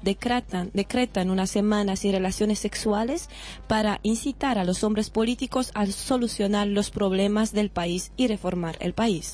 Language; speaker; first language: Spanish; native; Spanish